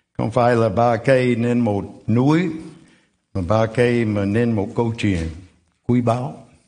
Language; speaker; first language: Vietnamese; non-native, fluent; English